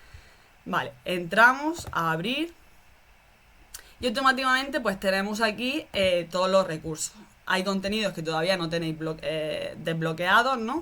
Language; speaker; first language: Spanish; native; Spanish